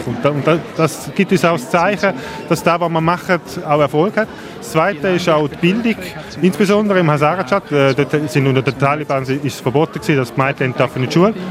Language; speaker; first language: German; native; German